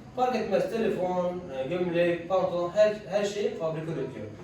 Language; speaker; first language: Turkish; non-native, fluent; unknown